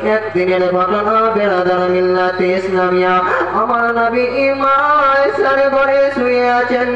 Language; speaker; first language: Bangla; non-native, local second language; Urdu